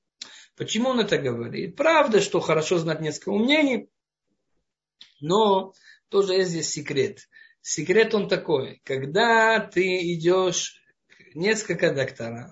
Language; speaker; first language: Russian; non-native, fluent; Hebrew